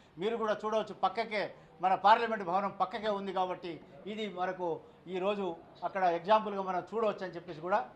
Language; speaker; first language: Telugu; non-native, local second language; Lambadi